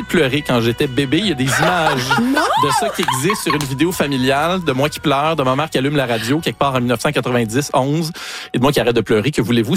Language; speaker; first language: French; native; French